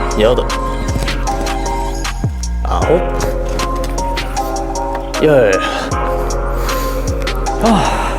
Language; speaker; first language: Korean; native; Korean